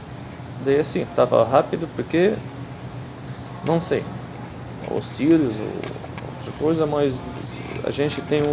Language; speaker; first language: Portuguese; non-native, fluent; Arabic